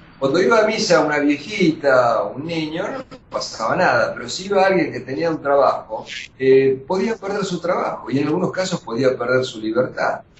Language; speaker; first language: Spanish; early bilingual, other home language; Russian